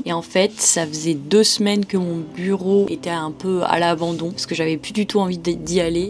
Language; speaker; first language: French; native; French